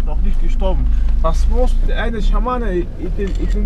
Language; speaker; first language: German; non-native, fluent; Mongolian